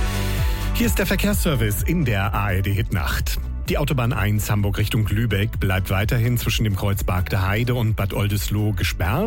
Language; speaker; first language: German; native; German